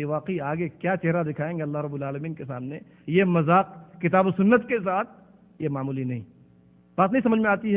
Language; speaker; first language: Urdu; native; Urdu